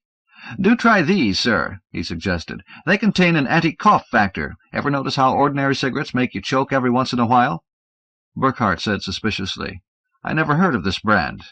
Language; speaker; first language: English; native; English